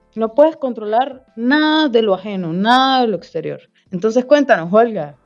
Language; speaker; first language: Spanish; native; Spanish